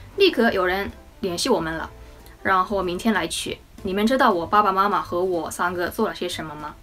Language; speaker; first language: Chinese; non-native, fluent; Japanese